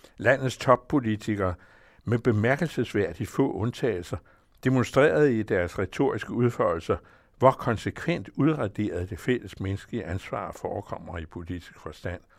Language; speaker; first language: Danish; native; Danish